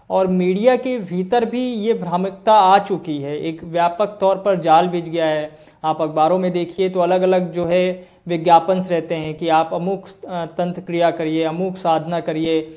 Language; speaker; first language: Hindi; native; Hindi